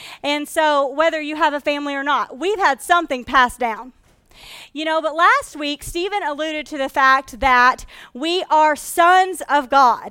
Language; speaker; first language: English; native; English